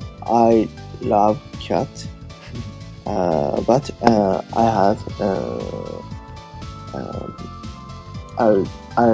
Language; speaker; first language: English; non-native, learner; Japanese